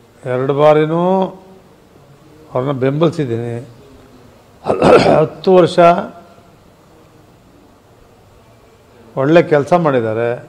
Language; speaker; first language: Kannada; native; Kannada